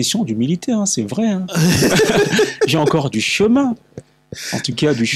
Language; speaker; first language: French; non-native, local second language; Lingala